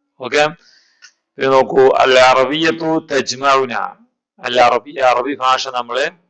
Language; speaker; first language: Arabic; non-native, fluent; Malayalam